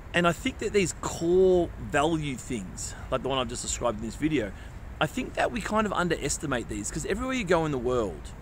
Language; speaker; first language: English; native; English